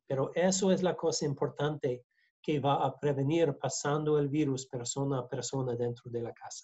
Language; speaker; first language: Spanish; non-native, learner; English